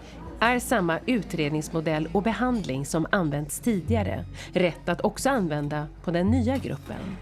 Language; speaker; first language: Swedish; native; Swedish